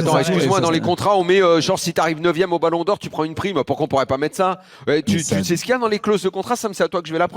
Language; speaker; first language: French; native; French